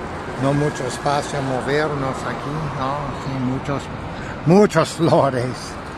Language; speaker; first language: Spanish; non-native, learner; English